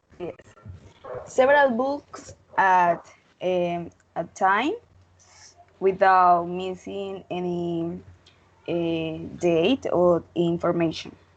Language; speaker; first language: English; non-native, learner; Spanish